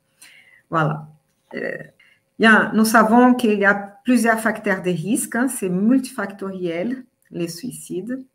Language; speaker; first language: French; non-native, fluent; Portuguese